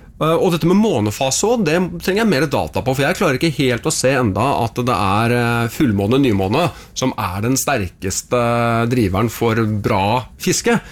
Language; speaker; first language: Norwegian; native; Norwegian